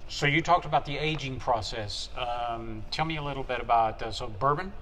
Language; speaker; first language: English; early bilingual, other home language; Spanish